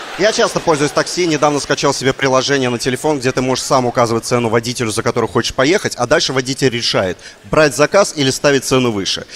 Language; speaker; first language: Russian; native; Russian